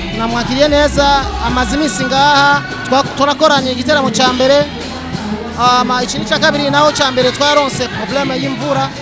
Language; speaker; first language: Rundi; non-native, local second language; Swahili